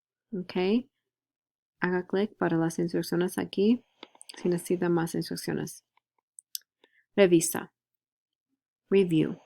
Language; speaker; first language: Spanish; non-native, learner; English